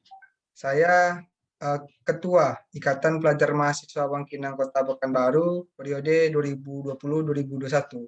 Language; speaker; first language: Indonesian; native; Indonesian